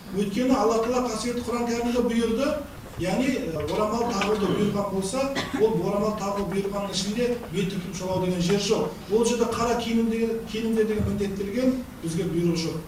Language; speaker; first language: Kazakh; native; Kazakh